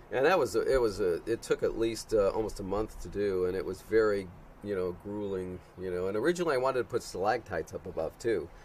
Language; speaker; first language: English; native; English